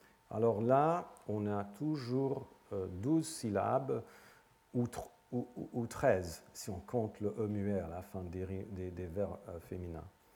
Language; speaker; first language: French; non-native, fluent; English